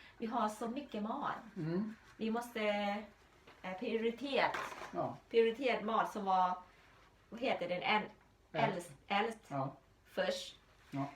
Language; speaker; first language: Swedish; non-native, learner; Thai